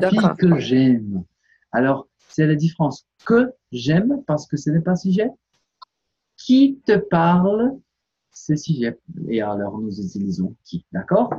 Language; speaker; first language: French; non-native, fluent; Portuguese